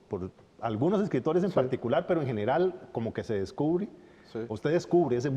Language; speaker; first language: Spanish; native; Spanish